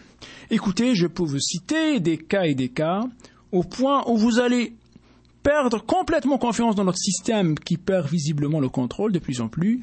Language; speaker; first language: French; native; French